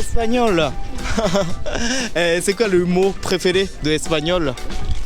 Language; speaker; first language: French; non-native, learner; Japanese